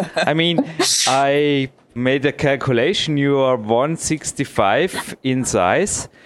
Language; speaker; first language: English; non-native, fluent; German